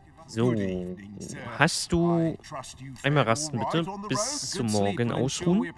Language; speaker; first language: German; native; German